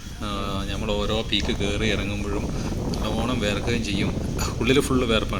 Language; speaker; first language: Malayalam; native; Malayalam